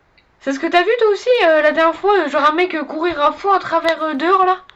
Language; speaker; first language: French; native; French